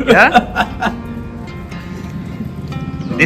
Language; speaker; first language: English; non-native, local second language; Hindi